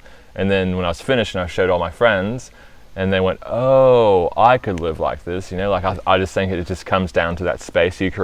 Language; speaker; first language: English; early bilingual, other home language; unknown